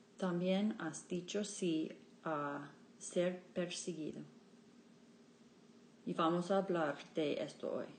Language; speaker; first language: Spanish; non-native, learner; English